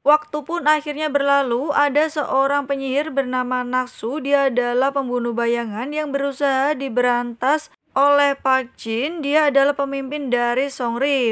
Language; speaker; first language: Indonesian; native; Indonesian